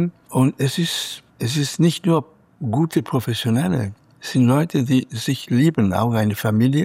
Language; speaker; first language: German; non-native, fluent; Catalan